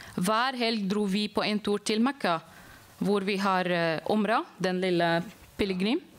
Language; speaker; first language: Norwegian; non-native, fluent; Arabic